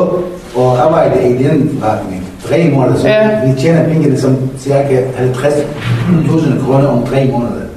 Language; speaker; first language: Danish; non-native, learner; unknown